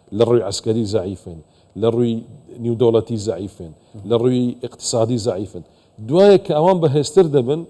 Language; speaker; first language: Central Kurdish; non-native, local second language; Assyrian Neo-Aramaic